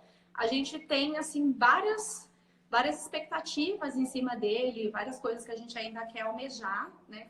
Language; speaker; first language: Portuguese; native; Portuguese